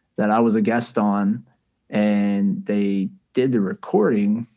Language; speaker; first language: English; native; English